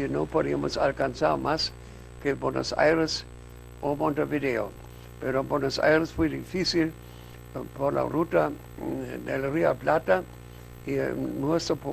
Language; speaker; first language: Spanish; non-native, fluent; German